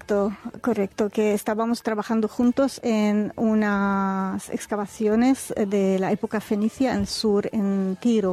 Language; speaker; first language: Spanish; non-native, fluent; Arabic